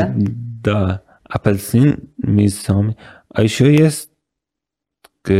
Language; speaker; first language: Russian; non-native, learner; Persian